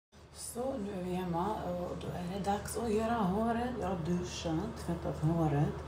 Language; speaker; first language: Swedish; early bilingual, heritage; Swedish